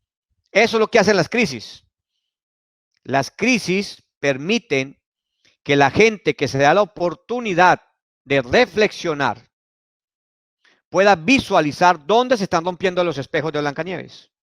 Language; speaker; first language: Spanish; native; Spanish